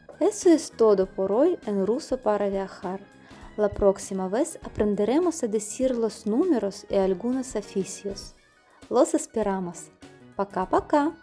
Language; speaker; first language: Spanish; non-native, fluent; Russian